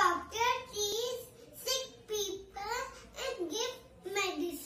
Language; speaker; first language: English; non-native, learner; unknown